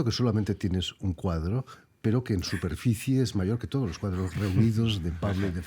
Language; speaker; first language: Spanish; native; Spanish